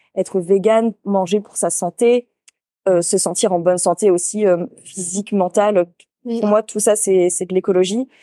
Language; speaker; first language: French; native; French